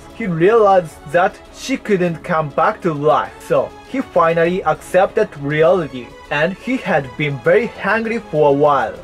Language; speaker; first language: English; non-native, fluent; Japanese